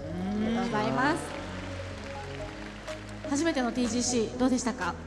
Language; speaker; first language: Japanese; native; Japanese